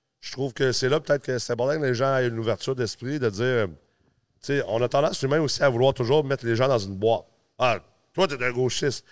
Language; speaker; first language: French; early bilingual, other home language; English